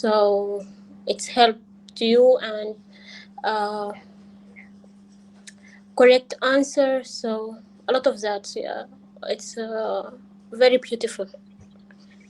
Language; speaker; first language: English; non-native, learner; Arabic